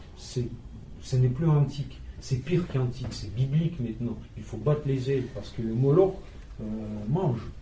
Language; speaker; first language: French; non-native, fluent; Russian